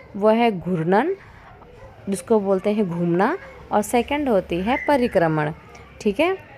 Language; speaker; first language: Hindi; native; Hindi